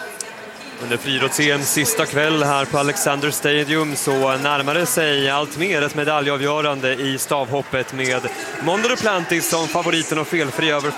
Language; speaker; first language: Swedish; native; Swedish